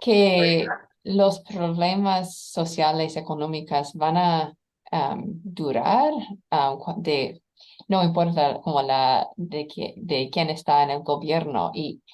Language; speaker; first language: Spanish; non-native, fluent; English